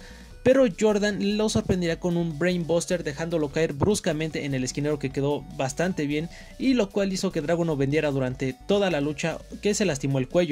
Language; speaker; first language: Spanish; native; Spanish